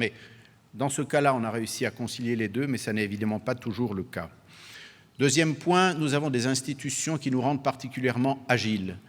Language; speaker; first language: French; native; French